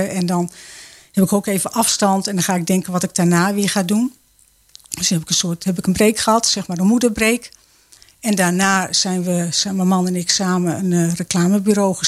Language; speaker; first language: Dutch; native; Dutch